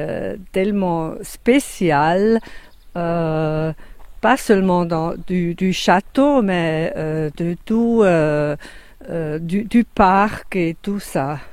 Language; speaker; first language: French; non-native, fluent; German